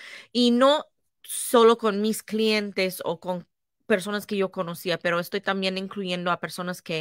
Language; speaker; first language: Spanish; non-native, fluent; English